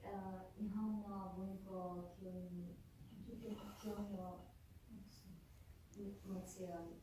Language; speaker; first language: Japanese; non-native, learner; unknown